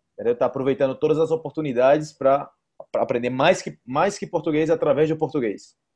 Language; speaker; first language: Portuguese; native; Portuguese